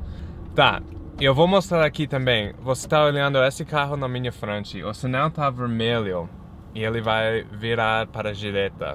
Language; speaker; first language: Portuguese; non-native, fluent; English